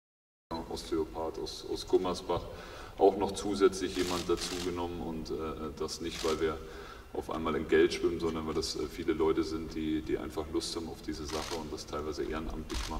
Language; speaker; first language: German; native; German